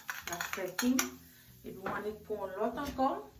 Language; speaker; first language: French; non-native, learner; Haitian Creole